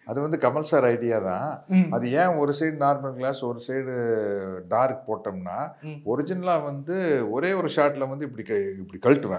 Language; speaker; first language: Tamil; native; Tamil